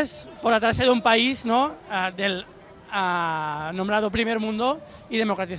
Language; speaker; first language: Spanish; non-native, local second language; Catalan